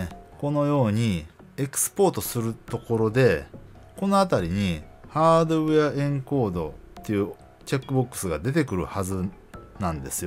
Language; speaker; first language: Japanese; native; Japanese